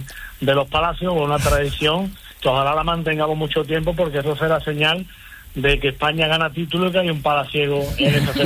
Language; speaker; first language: Spanish; native; Spanish